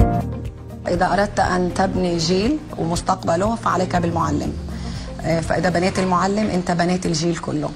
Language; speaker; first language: Arabic; native; Arabic